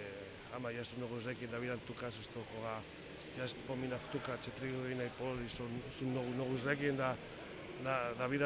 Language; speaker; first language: Macedonian; non-native, learner; Spanish